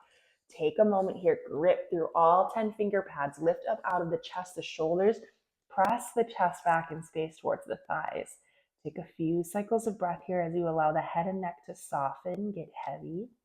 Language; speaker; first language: English; native; English